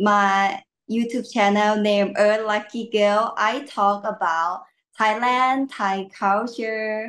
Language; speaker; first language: English; non-native, learner; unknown